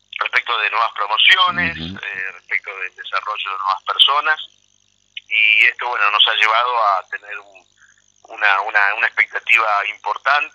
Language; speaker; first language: Spanish; native; Spanish